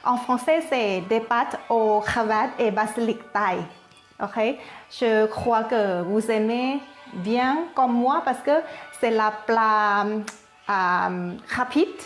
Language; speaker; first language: French; non-native, fluent; Thai